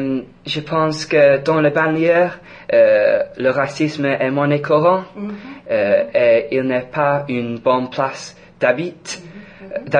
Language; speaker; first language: French; non-native, fluent; English